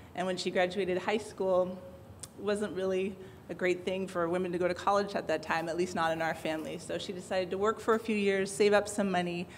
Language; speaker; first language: English; native; English